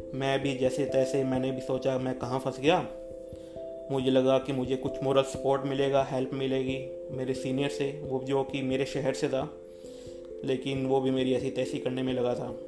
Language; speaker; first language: Hindi; native; Hindi